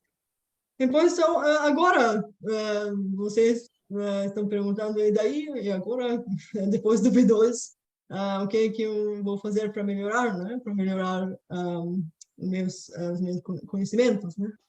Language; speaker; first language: Portuguese; non-native, fluent; Bulgarian